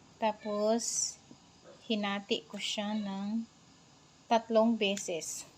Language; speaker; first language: Filipino; non-native, local second language; Cebuano